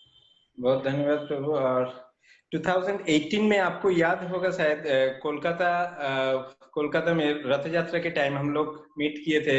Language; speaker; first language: Hindi; native; Hindi